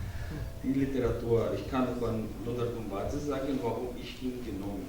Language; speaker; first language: German; non-native, learner; Georgian